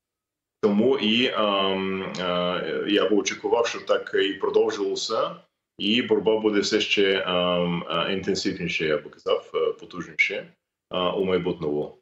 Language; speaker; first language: Ukrainian; non-native, fluent; English